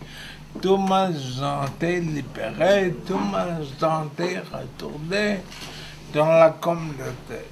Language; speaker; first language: French; non-native, fluent; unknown